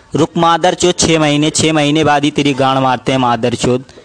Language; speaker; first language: Hindi; native; Hindi